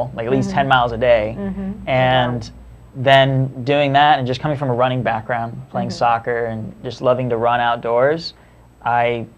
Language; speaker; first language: English; native; English